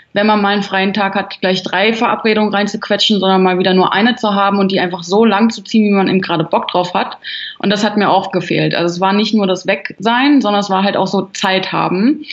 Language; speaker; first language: German; native; German